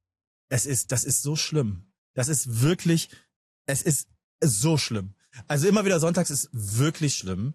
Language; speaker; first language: German; native; German